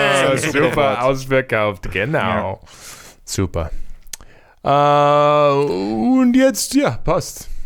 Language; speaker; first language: German; non-native, learner; English